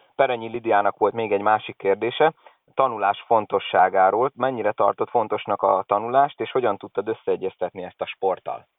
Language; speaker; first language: Hungarian; native; Hungarian